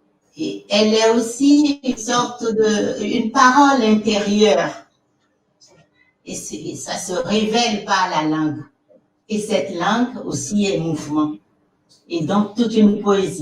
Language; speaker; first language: French; non-native, local second language; Fon